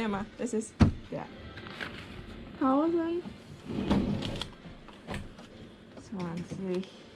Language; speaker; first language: German; non-native, learner; Thai